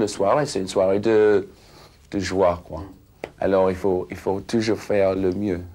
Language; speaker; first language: French; non-native, fluent; English